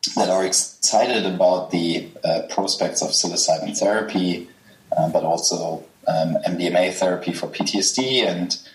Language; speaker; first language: English; non-native, fluent; German